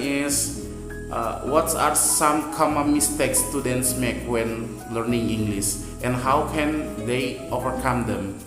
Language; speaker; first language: English; non-native, fluent; Indonesian